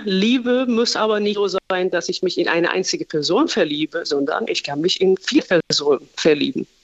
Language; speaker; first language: German; non-native, fluent; Persian